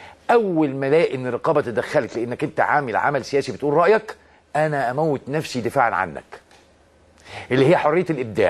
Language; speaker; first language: Arabic; native; Arabic